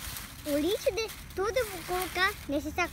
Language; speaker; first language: Portuguese; early bilingual, heritage; Portuguese